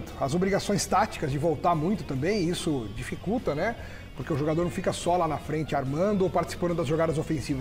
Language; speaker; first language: Portuguese; native; Portuguese